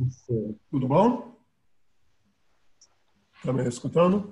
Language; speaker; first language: Portuguese; non-native, fluent; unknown